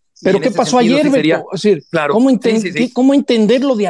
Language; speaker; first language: Spanish; native; Spanish